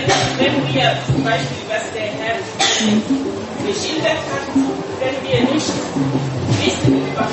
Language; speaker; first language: German; non-native, fluent; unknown